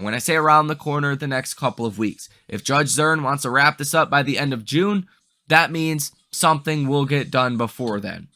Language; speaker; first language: English; native; English